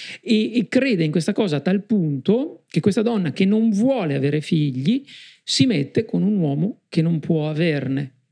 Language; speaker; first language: Italian; native; Italian